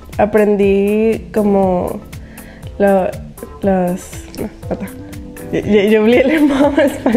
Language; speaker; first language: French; non-native, fluent; Spanish